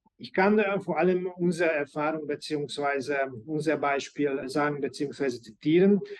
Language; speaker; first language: German; non-native, fluent; Hungarian